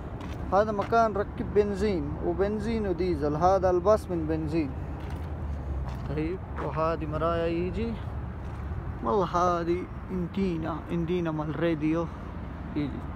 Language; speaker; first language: Arabic; non-native, learner; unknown